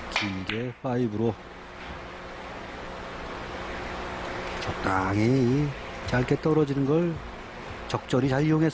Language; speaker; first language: Korean; native; Korean